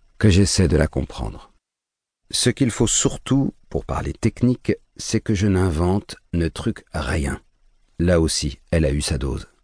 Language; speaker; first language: French; native; French